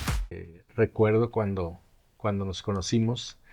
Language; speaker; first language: Spanish; native; Spanish